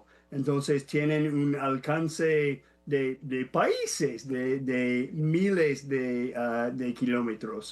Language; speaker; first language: Spanish; non-native, fluent; English